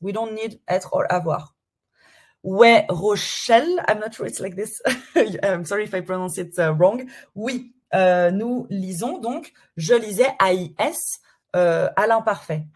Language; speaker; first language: French; native; French